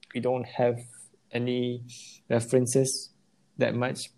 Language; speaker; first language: English; non-native, local second language; Malay